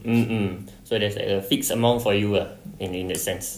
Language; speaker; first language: English; non-native, local second language; Malay